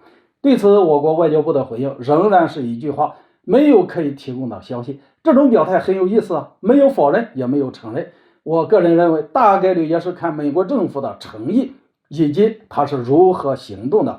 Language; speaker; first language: Chinese; native; Chinese